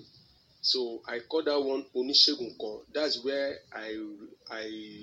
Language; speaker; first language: English; non-native, local second language; Yoruba